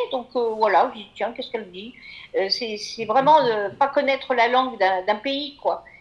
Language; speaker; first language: French; early bilingual, other home language; Kabyle